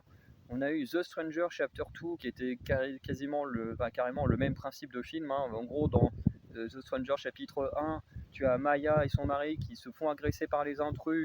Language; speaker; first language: French; native; French